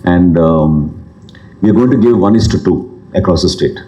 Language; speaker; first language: English; non-native, local second language; Telugu